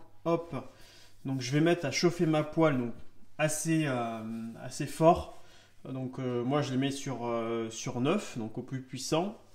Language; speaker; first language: French; native; French